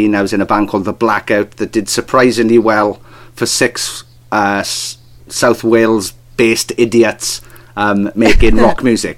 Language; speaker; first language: English; native; English